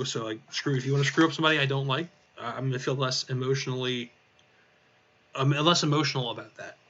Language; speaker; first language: English; native; English